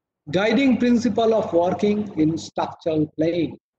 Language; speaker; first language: English; non-native, local second language; Bangla